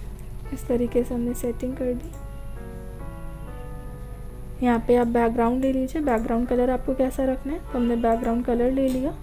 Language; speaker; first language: Hindi; native; Hindi